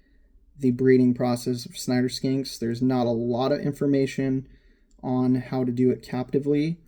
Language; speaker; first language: English; native; English